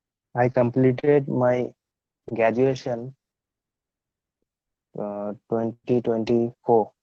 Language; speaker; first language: English; non-native, learner; Bangla